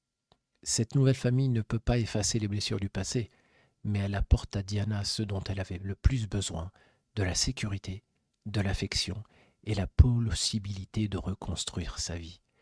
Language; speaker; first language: French; native; French